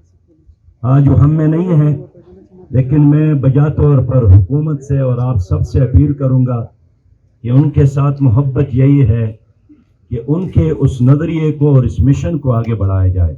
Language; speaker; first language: Urdu; non-native, local second language; Pashto